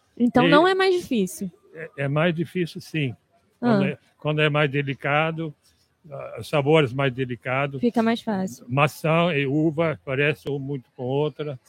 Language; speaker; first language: Portuguese; non-native, fluent; Dutch